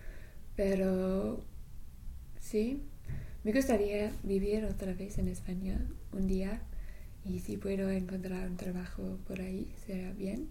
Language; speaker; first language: Spanish; non-native, fluent; English